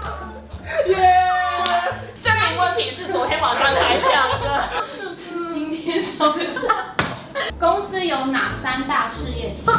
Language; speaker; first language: Chinese; native; Chinese